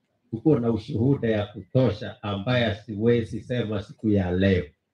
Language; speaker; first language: Swahili; non-native, local second language; Kalenjin